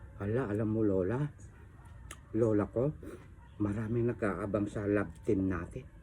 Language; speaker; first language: Filipino; non-native, local second language; Iloko